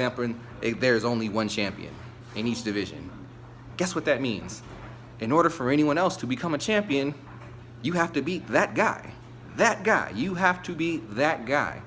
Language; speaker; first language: English; native; English